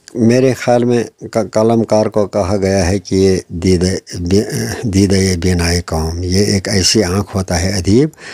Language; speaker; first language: Hindi; non-native, local second language; Kashmiri